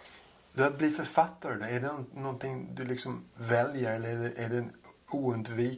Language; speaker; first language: Swedish; native; Swedish